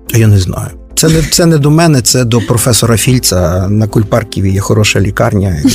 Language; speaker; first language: Ukrainian; native; Ukrainian